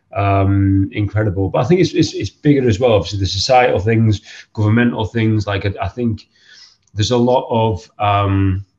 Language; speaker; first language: English; native; English